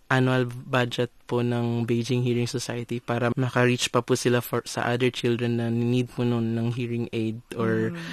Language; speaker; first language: Filipino; non-native, local second language; Cebuano